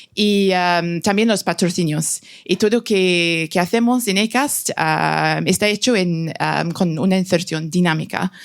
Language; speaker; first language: Spanish; non-native, fluent; French